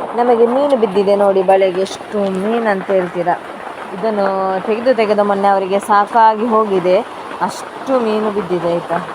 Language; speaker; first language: Kannada; non-native, local second language; Tulu